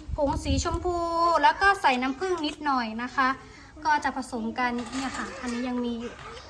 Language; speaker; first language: Thai; native; Thai